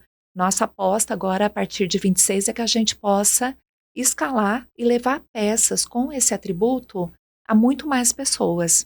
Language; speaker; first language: Portuguese; native; Portuguese